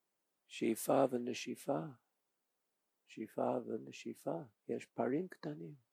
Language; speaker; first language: Hebrew; non-native, fluent; English